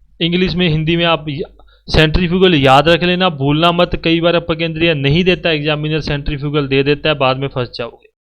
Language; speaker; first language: Hindi; native; Hindi